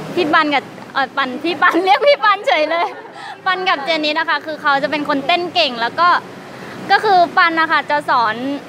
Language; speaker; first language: Thai; native; Thai